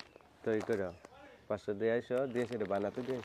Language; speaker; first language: Bangla; native; Bangla